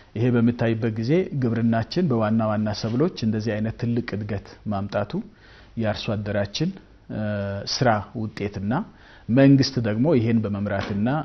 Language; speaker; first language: Amharic; non-native, local second language; Wolaytta